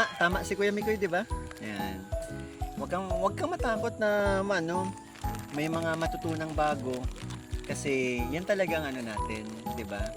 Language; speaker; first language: Filipino; native; Filipino